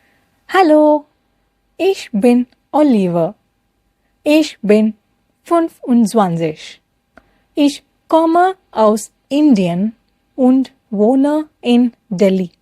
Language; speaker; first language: German; non-native, fluent; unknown